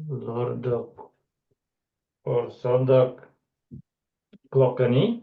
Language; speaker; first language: Norwegian; non-native, learner; Lithuanian